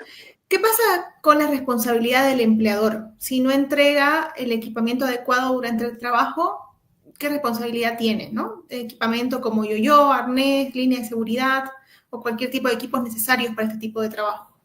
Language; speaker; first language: Spanish; native; Spanish